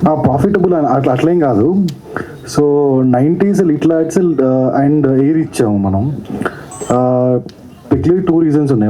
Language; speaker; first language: Telugu; native; Telugu